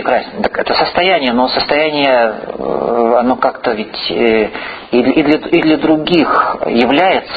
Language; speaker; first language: Russian; native; Russian